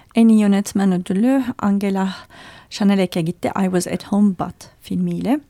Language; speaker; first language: Turkish; native; Turkish